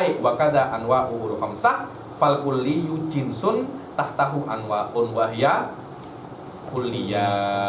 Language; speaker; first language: Arabic; non-native, fluent; Indonesian